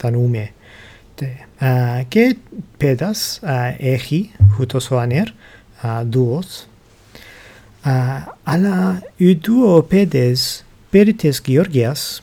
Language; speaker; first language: Greek; non-native, learner; English